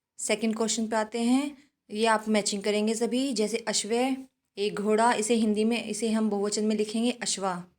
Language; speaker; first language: Hindi; native; Hindi